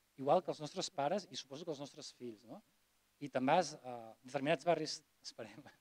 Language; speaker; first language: Catalan; non-native, local second language; Spanish